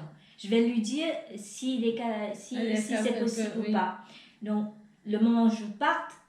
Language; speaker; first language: French; non-native, fluent; Vietnamese